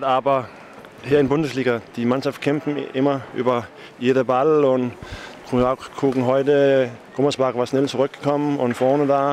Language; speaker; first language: German; non-native, learner; Danish